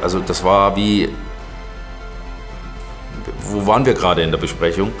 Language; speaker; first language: German; native; German